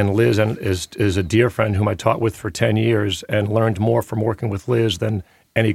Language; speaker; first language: English; native; English